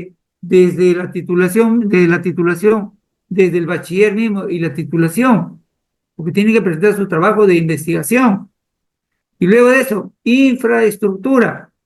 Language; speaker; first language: Spanish; native; Spanish